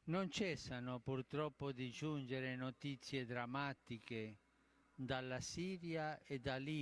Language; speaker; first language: Italian; non-native, fluent; Spanish